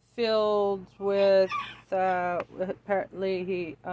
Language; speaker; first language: English; native; English